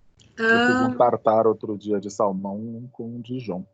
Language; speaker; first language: Portuguese; native; Portuguese